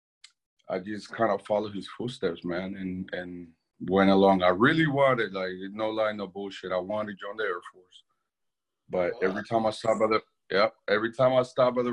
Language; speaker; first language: English; non-native, fluent; Spanish